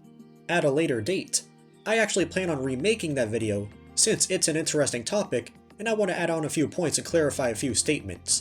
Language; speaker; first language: English; native; English